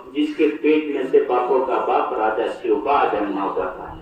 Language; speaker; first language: Hindi; non-native, local second language; Marathi